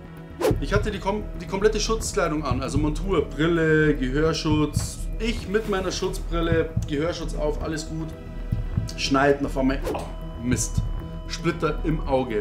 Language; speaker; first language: German; native; German